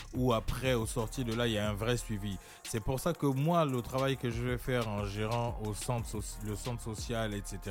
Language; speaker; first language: French; native; French